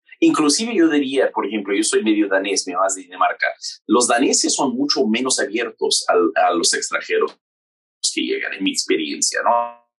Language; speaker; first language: Spanish; non-native, fluent; English